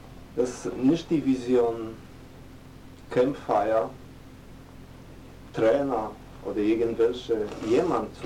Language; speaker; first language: German; non-native, fluent; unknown